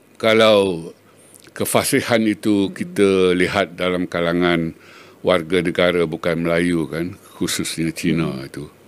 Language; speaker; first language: Malay; native; Malay